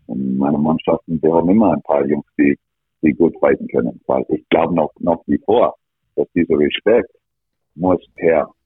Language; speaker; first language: German; non-native, fluent; English